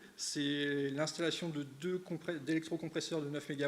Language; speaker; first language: French; native; French